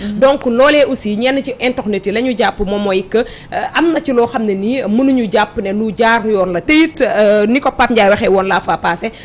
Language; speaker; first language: Wolof; native; Wolof